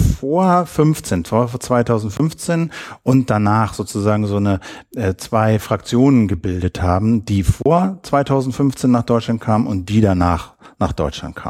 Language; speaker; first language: German; native; German